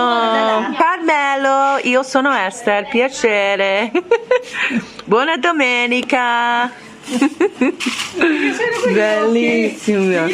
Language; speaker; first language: Italian; non-native, learner; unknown